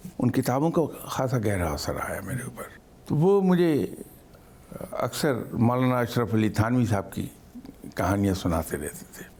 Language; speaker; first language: Urdu; native; Urdu